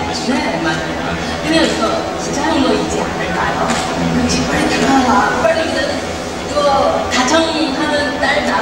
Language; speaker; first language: Korean; non-native, learner; Chinese